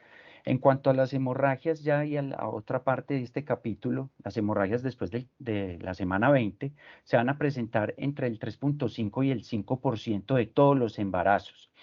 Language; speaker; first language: Spanish; native; Spanish